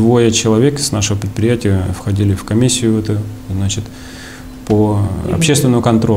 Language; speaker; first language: Russian; native; Russian